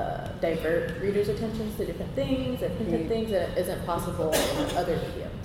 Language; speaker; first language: English; native; English